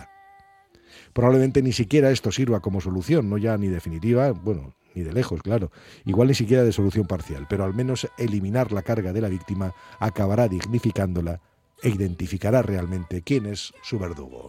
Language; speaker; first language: Spanish; native; Spanish